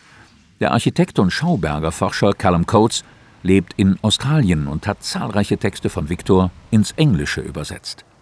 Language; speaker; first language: German; native; German